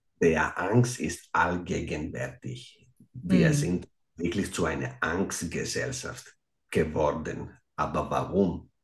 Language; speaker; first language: German; non-native, fluent; Greek